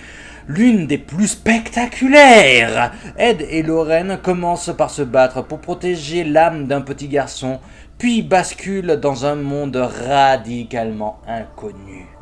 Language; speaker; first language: French; native; French